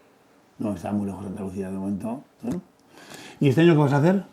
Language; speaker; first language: Spanish; native; Spanish